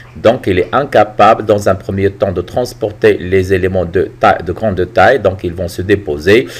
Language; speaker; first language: French; non-native, local second language; Arabic